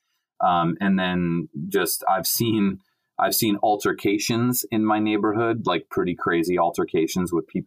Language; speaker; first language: English; native; English